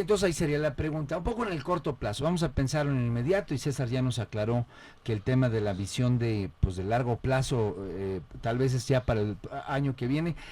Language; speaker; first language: Spanish; native; Spanish